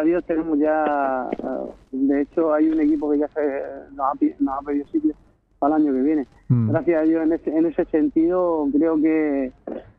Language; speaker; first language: Spanish; native; Spanish